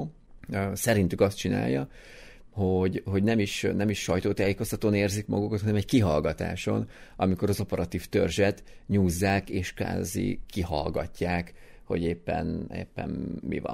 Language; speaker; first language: Hungarian; native; Hungarian